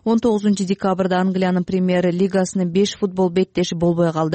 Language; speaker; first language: Kyrgyz; native; Kyrgyz